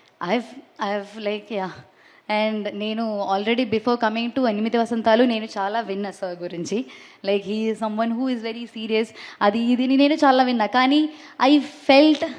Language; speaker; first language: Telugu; non-native, learner; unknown